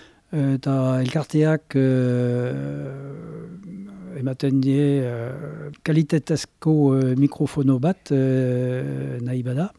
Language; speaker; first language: Basque; non-native, local second language; French